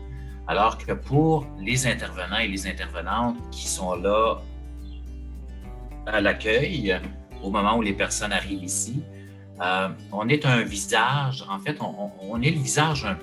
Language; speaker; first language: French; native; French